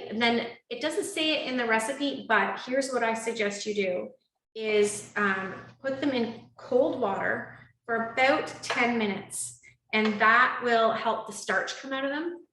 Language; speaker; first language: English; native; English